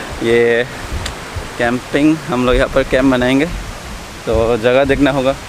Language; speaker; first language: Hindi; non-native, local second language; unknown